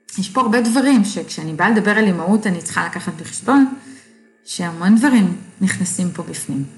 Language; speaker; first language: Hebrew; native; Hebrew